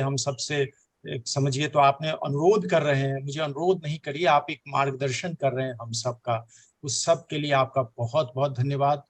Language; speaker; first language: Hindi; native; Hindi